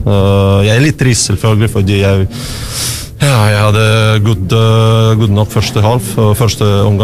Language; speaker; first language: Norwegian; non-native, learner; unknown